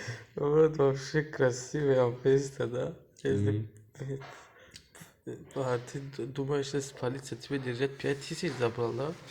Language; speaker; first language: Russian; non-native, learner; Tajik